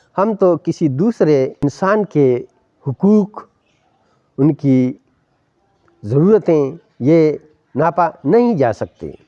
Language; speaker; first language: Urdu; non-native, local second language; Pashto